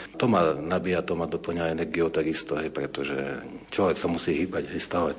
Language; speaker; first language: Slovak; native; Slovak